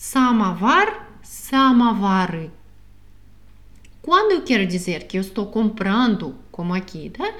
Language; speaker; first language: Portuguese; non-native, fluent; Russian